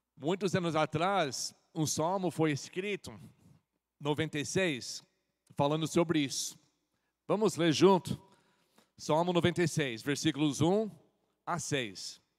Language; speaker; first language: Portuguese; non-native, fluent; English